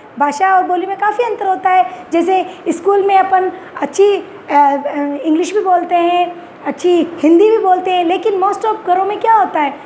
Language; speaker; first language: Hindi; native; Hindi